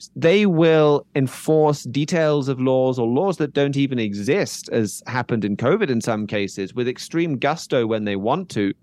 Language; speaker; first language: English; native; English